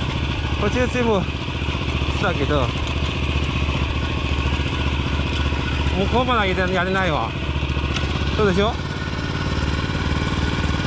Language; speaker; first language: Japanese; non-native, learner; Chinese